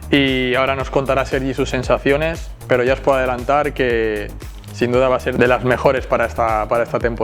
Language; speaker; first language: Spanish; native; Spanish